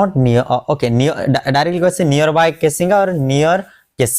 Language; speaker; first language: English; non-native, local second language; Odia